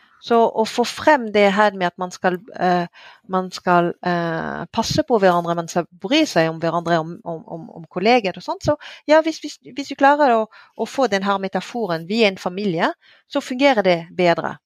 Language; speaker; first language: Norwegian; non-native, fluent; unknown